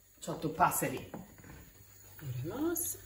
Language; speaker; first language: Japanese; non-native, learner; Italian